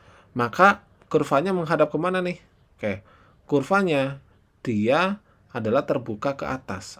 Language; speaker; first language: Indonesian; native; Indonesian